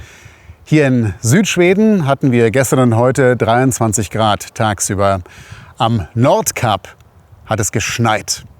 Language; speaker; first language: German; native; German